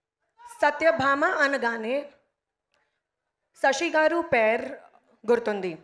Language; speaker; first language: Telugu; non-native, learner; Hindi